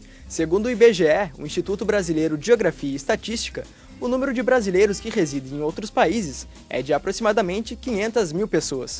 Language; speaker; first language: Portuguese; native; Portuguese